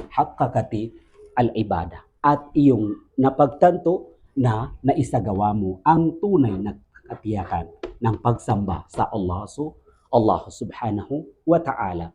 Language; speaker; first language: Filipino; non-native, local second language; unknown